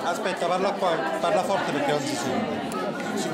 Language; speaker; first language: Italian; native; Italian